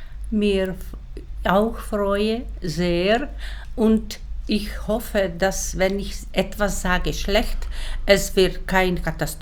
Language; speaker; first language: German; non-native, learner; Czech